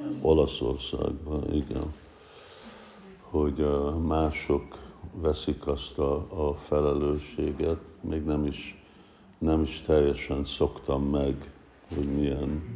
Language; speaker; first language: Hungarian; early bilingual, heritage; Hungarian